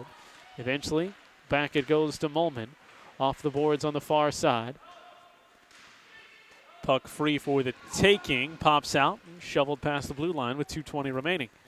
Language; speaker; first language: English; native; English